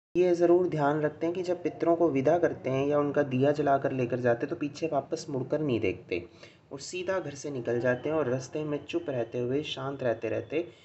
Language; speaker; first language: Hindi; non-native, local second language; Sindhi